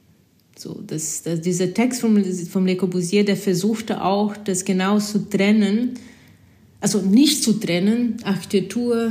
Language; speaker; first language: German; non-native, fluent; Portuguese